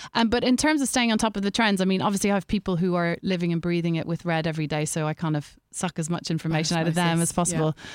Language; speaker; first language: English; native; English